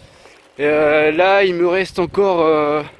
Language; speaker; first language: French; native; French